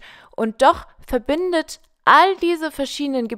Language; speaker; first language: German; native; German